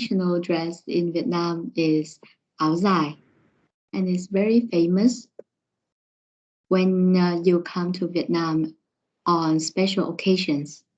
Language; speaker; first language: English; non-native, learner; Vietnamese